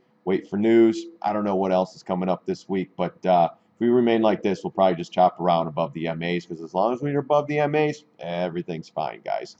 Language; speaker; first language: English; native; English